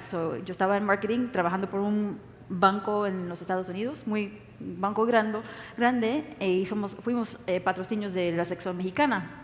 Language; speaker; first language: Spanish; early bilingual, heritage; English